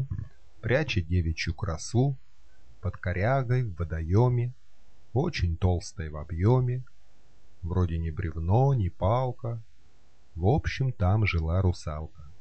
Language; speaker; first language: Russian; native; Russian